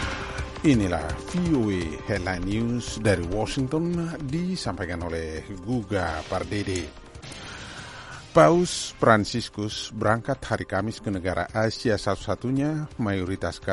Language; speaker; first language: Indonesian; native; Indonesian